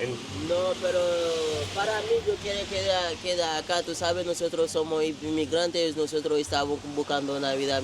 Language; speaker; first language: Spanish; non-native, learner; Haitian Creole